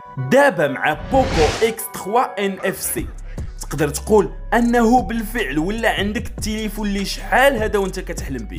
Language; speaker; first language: Arabic; native; Arabic